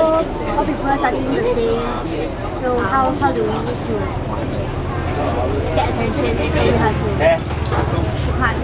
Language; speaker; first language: English; non-native, local second language; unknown